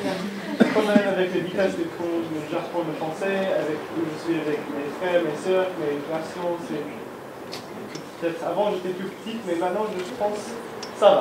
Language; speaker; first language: French; non-native, learner; English